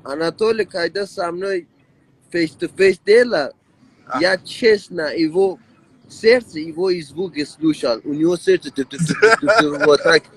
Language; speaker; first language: Russian; non-native, learner; Persian